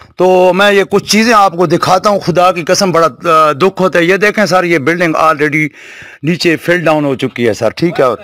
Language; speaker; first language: Urdu; non-native, local second language; Saraiki